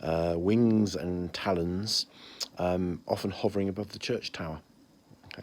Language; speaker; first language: English; native; English